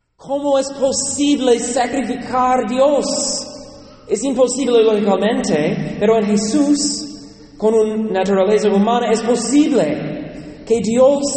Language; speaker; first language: Spanish; non-native, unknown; English